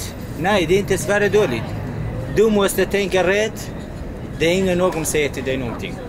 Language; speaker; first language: Swedish; non-native, learner; Persian